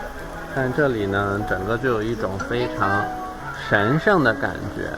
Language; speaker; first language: Chinese; native; Chinese